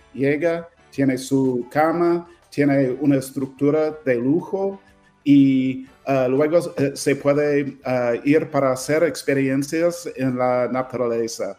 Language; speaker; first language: Spanish; non-native, fluent; English